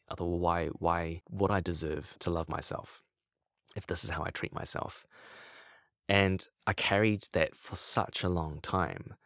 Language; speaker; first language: English; native; English